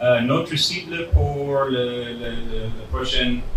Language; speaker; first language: French; non-native, fluent; English